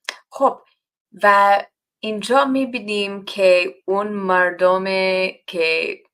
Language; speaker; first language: Persian; non-native, learner; English